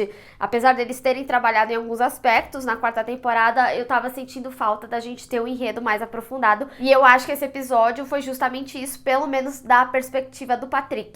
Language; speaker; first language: Portuguese; native; Portuguese